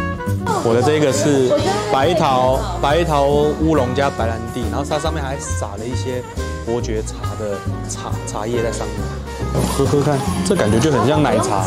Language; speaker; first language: Chinese; native; Chinese